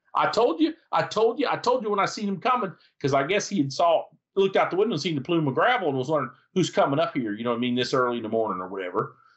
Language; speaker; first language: English; native; English